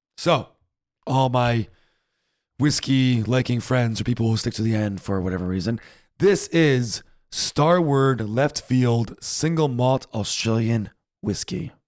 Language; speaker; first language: English; native; English